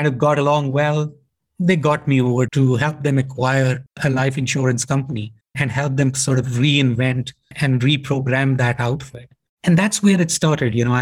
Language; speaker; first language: English; non-native, local second language; Hindi